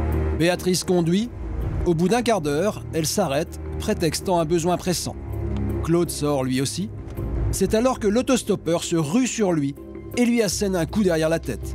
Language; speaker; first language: French; native; French